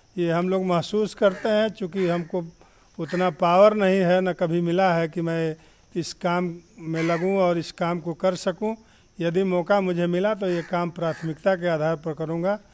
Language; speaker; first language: Hindi; non-native, local second language; Bhojpuri